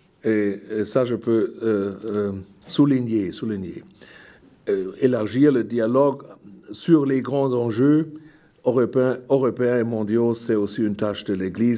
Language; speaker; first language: French; non-native, fluent; German